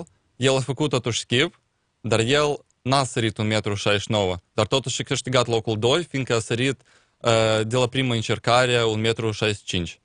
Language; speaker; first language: Romanian; non-native, local second language; Russian